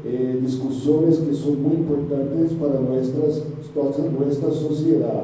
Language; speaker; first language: Spanish; non-native, learner; Portuguese